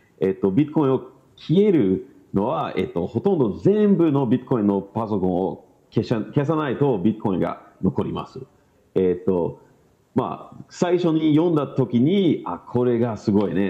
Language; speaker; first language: Japanese; non-native, learner; English